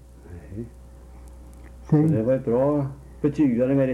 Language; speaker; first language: Swedish; native; Swedish